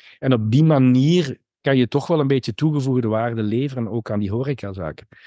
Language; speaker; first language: Dutch; native; Dutch